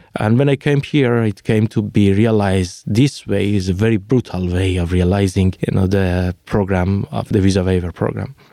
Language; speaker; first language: English; non-native, fluent; Persian